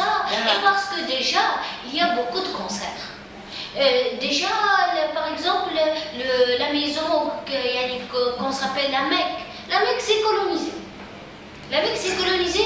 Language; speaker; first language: French; non-native, local second language; Arabic